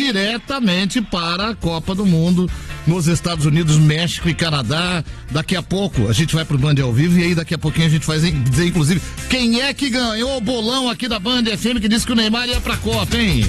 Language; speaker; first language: Portuguese; native; Portuguese